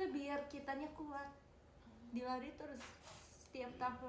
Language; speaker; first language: Indonesian; early bilingual, heritage; Indonesian